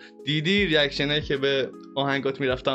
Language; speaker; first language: Persian; native; Persian